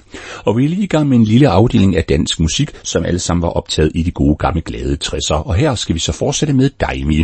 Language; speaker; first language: Danish; native; Danish